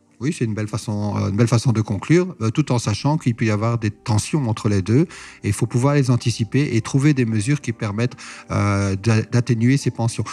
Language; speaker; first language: French; native; French